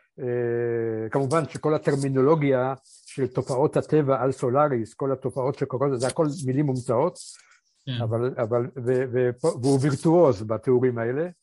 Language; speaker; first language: Hebrew; early bilingual, other home language; Polish